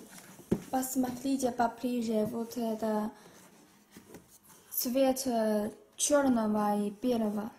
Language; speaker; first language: Russian; non-native, learner; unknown